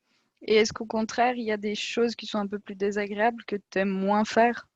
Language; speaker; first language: French; native; French